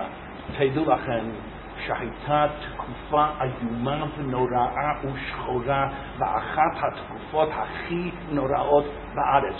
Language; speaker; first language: Hebrew; non-native, fluent; English